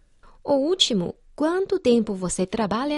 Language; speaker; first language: Portuguese; non-native, fluent; Chinese